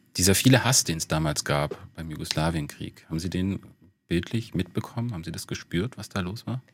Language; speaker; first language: German; native; German